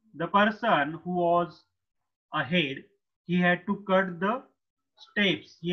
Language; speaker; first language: English; non-native, local second language; Marathi